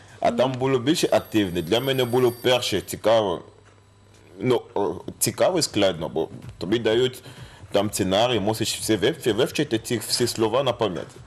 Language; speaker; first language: Ukrainian; non-native, fluent; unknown